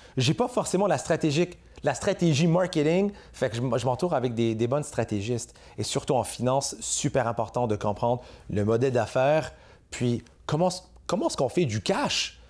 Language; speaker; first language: French; native; French